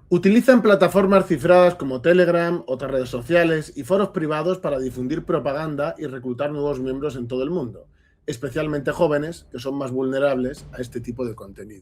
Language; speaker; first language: Spanish; native; Spanish